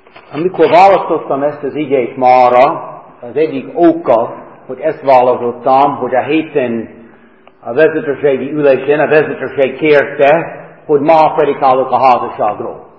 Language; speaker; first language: Hungarian; non-native, fluent; English